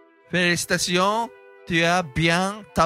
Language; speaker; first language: French; non-native, learner; Japanese